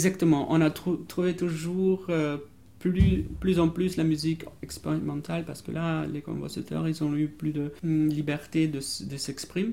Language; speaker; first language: French; non-native, fluent; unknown